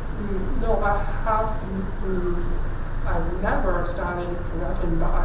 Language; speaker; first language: English; non-native, learner; Chinese